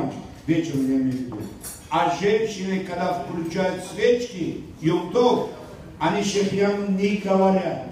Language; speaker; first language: Russian; non-native, local second language; Tajik